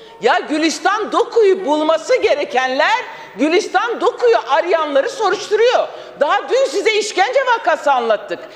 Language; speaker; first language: Turkish; non-native, local second language; Kurdish